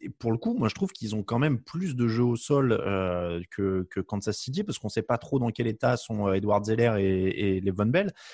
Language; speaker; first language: French; native; French